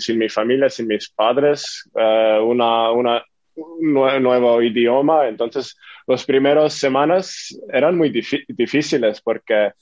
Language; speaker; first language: Spanish; non-native, fluent; Estonian